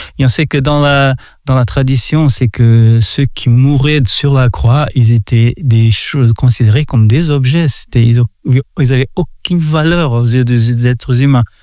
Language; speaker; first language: French; non-native, fluent; Portuguese